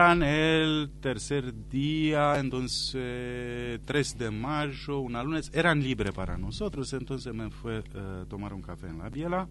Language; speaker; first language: Spanish; non-native, fluent; Romanian